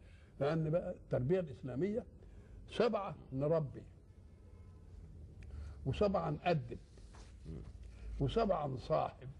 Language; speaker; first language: Arabic; native; Arabic